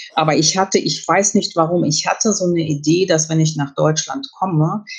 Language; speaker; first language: German; early bilingual, other home language; Russian